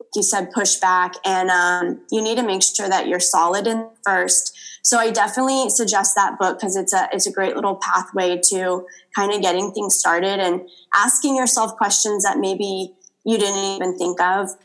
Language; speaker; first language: English; native; English